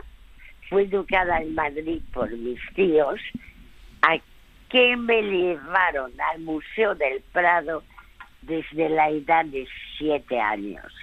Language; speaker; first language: Spanish; early bilingual, other home language; French